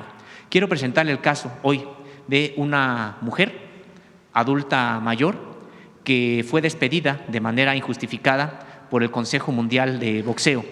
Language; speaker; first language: Spanish; native; Spanish